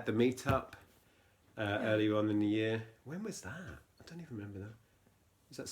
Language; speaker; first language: English; native; English